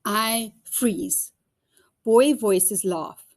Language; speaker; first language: English; non-native, local second language; Afrikaans